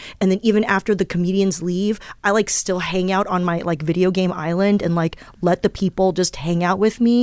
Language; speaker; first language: English; early bilingual, other home language; Chinese